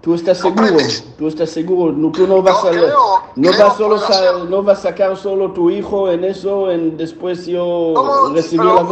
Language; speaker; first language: Spanish; non-native, learner; Hebrew